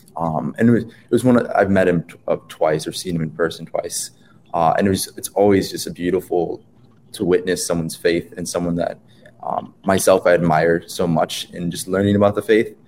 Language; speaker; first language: English; native; English